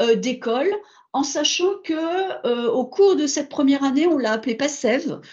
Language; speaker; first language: French; native; French